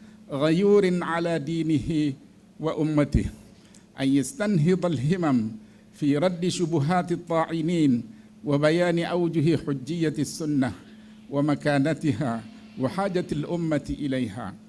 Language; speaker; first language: Arabic; non-native, fluent; Malay